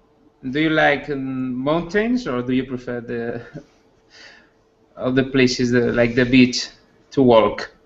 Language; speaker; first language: English; non-native, learner; Spanish